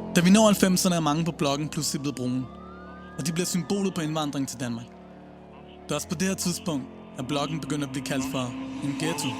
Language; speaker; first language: Danish; early bilingual, other home language; Persian